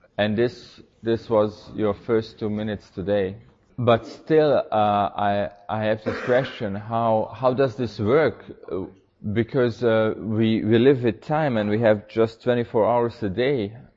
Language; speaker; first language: English; non-native, fluent; Hungarian